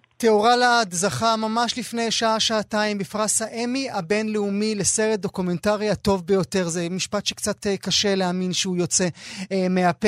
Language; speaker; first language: Hebrew; native; Hebrew